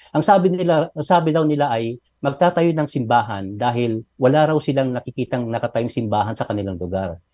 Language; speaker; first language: Filipino; non-native, local second language; Iloko